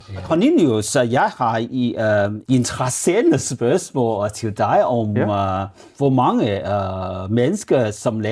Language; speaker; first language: Danish; non-native, learner; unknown